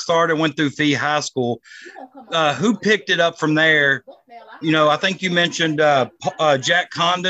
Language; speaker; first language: English; native; English